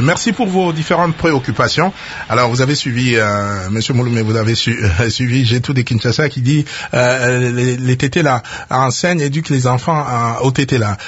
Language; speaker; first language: French; non-native, local second language; Lingala